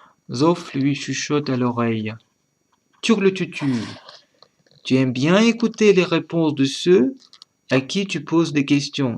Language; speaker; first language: French; non-native, learner; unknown